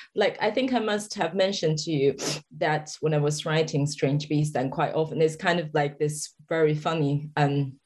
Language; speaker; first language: English; non-native, fluent; Chinese